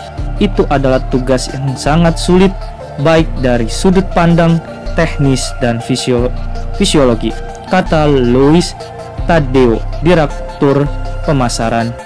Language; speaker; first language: Indonesian; native; Indonesian